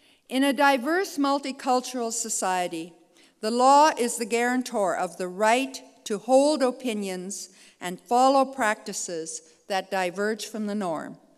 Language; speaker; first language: English; native; English